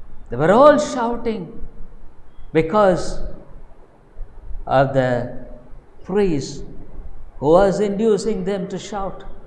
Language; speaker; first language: English; non-native, local second language; Tamil